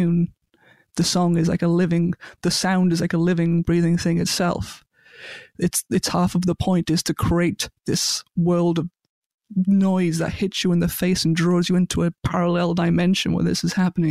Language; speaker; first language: English; native; English